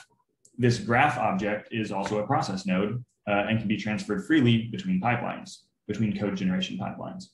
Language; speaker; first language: English; native; English